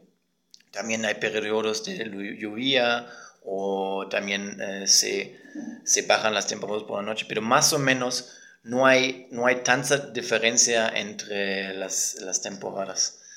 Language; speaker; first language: Spanish; non-native, fluent; German